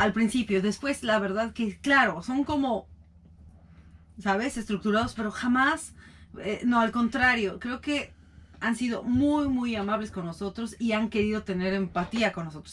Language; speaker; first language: Spanish; native; Spanish